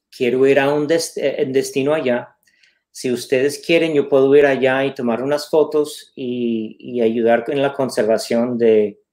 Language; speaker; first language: Spanish; non-native, fluent; English